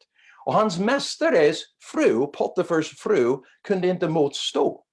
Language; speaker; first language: Swedish; non-native, fluent; English